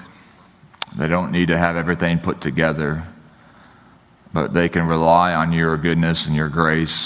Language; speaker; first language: English; native; English